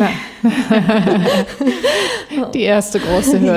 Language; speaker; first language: German; native; German